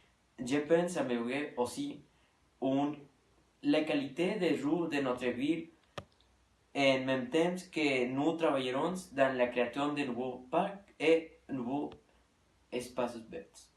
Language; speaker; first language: French; non-native, learner; Spanish